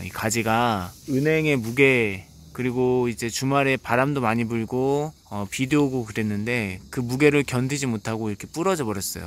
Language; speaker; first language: Korean; native; Korean